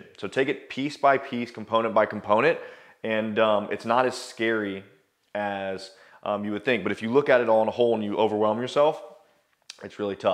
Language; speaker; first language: English; native; English